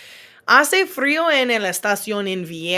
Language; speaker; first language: Spanish; non-native, fluent; English